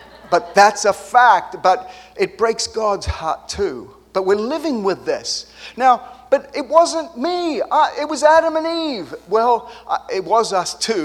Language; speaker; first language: English; early bilingual, other home language; Spanish